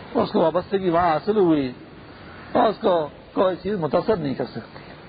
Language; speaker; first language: Urdu; non-native, local second language; Pashto